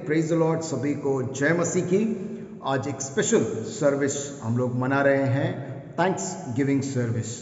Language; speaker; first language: Hindi; non-native, local second language; Kannada